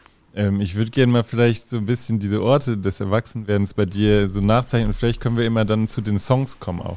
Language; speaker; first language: German; native; German